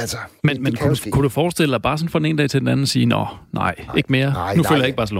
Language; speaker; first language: Danish; native; Danish